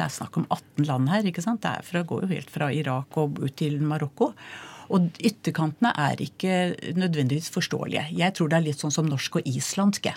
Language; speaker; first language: Norwegian; native; Norwegian